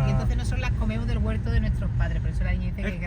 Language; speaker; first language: Spanish; native; Spanish